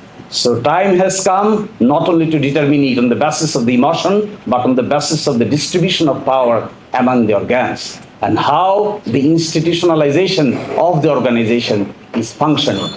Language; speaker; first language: English; non-native, local second language; Bangla